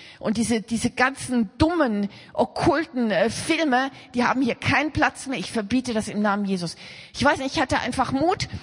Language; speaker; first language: German; native; German